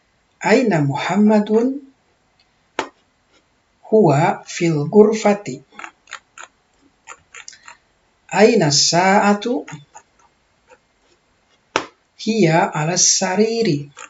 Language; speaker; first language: Arabic; non-native, fluent; Indonesian